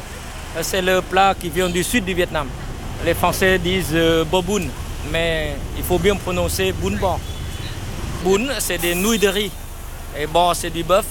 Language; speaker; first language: French; non-native, fluent; Vietnamese